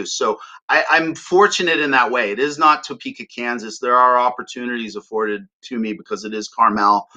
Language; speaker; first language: English; native; English